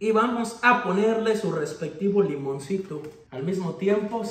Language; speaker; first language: Spanish; native; Spanish